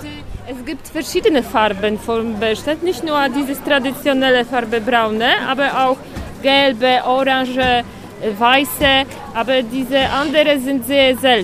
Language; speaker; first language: German; non-native, fluent; Polish